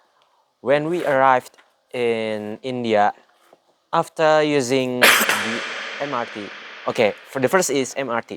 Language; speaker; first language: English; non-native, learner; Indonesian